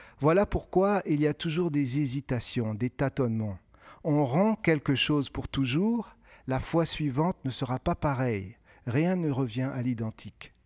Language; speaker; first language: French; non-native, local second language; Kinyarwanda